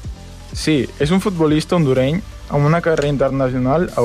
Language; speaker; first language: Catalan; non-native, learner; Spanish